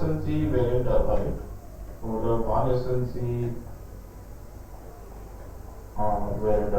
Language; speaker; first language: German; non-native, learner; Hindi